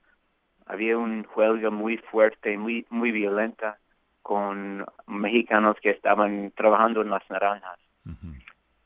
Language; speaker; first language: Spanish; non-native, fluent; English